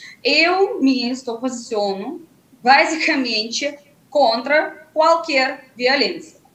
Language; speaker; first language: Portuguese; non-native, fluent; Russian